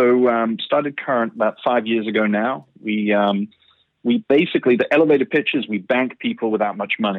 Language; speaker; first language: English; native; English